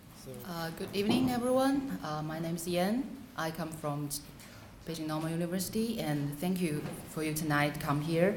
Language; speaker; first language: English; non-native, fluent; Chinese